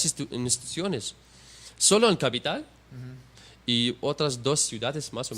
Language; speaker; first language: Spanish; non-native, learner; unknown